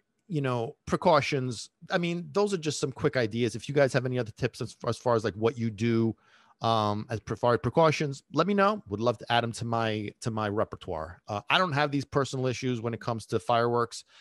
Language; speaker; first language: English; early bilingual, other home language; Italian